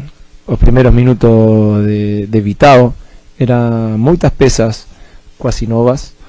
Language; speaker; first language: Portuguese; non-native, fluent; Spanish